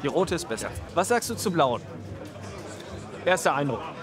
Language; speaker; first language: German; native; German